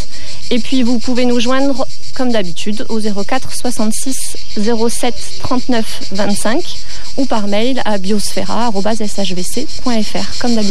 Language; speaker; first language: French; native; French